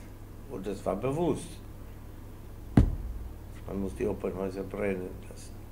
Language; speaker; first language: German; non-native, fluent; Spanish